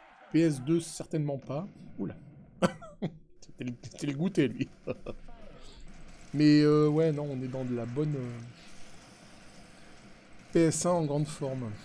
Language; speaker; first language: French; native; French